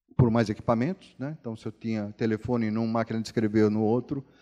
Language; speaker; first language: Portuguese; native; Portuguese